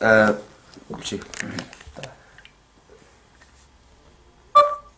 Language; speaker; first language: Russian; native; Russian